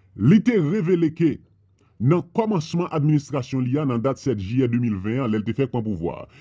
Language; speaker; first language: Haitian Creole; non-native, fluent; Spanish